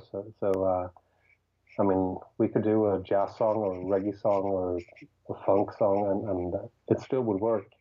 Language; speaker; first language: English; non-native, fluent; Swedish